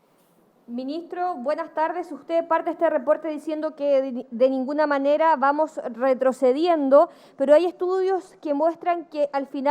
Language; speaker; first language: Spanish; native; Spanish